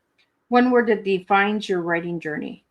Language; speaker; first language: English; native; English